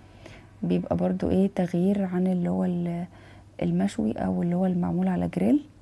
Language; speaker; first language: Arabic; native; Arabic